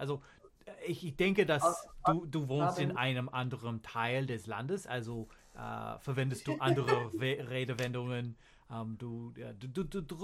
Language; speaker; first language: German; non-native, learner; English